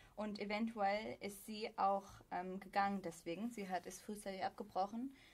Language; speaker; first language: German; native; German